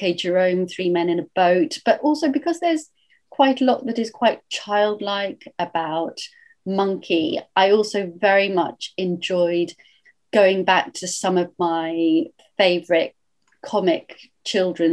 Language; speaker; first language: English; native; English